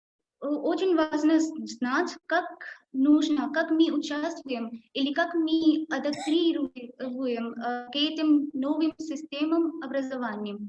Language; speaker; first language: Russian; non-native, learner; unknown